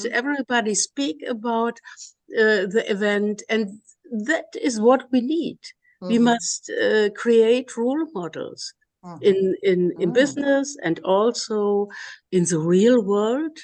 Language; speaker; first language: English; non-native, learner; German